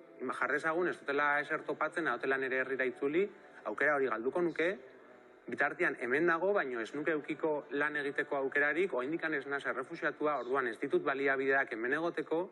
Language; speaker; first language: Basque; native; Basque